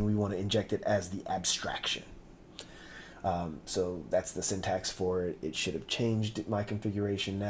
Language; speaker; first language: English; native; English